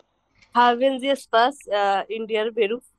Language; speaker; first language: German; non-native, learner; Bangla